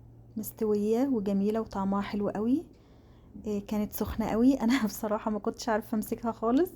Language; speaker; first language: Arabic; native; Arabic